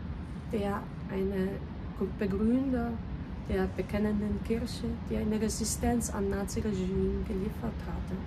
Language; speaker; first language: German; non-native, fluent; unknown